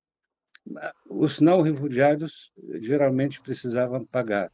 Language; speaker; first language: Portuguese; non-native, fluent; Arabic